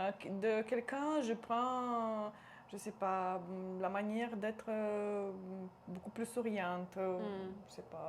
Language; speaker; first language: French; non-native, local second language; Romanian